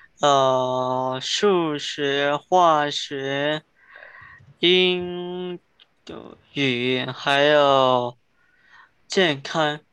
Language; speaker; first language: Chinese; early bilingual, heritage; Chinese